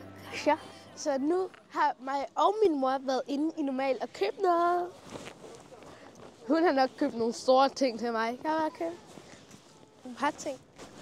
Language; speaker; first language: Danish; early bilingual, other home language; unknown